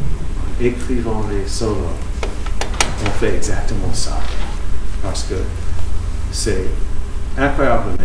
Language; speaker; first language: French; non-native, fluent; English